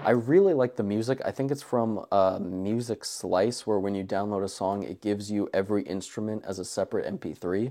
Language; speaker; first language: English; native; English